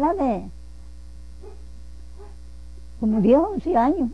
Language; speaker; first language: Spanish; native; Spanish